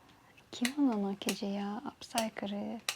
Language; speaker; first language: Japanese; non-native, fluent; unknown